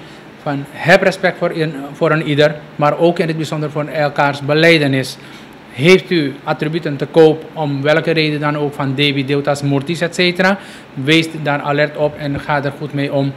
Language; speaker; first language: Dutch; native; Dutch